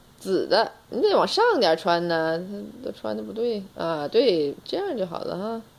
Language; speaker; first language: Chinese; native; Chinese